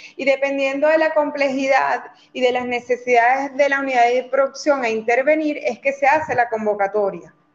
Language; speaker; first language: Spanish; native; Spanish